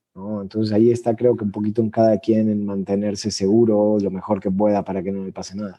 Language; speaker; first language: Spanish; native; Spanish